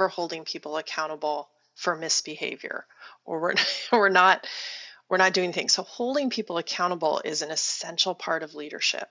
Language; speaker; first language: English; native; English